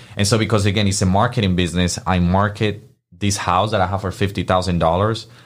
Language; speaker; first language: English; non-native, fluent; Spanish